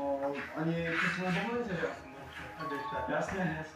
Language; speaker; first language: Czech; native; Czech